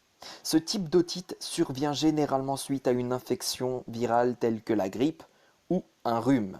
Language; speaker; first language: French; native; French